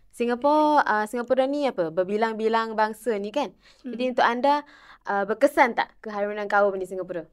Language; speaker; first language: Malay; native; Malay